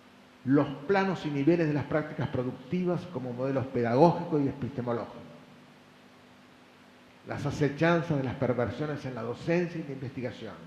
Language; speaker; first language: Spanish; native; Spanish